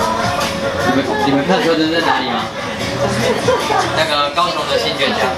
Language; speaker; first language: Chinese; native; Chinese